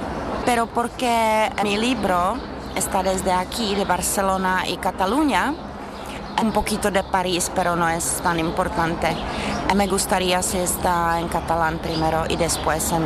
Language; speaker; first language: Spanish; non-native, fluent; Czech